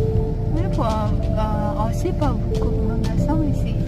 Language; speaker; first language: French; non-native, learner; Indonesian